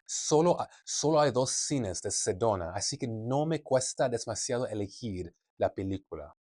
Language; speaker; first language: Spanish; non-native, learner; English